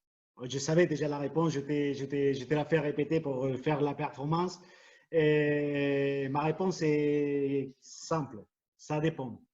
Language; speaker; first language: French; non-native, fluent; Spanish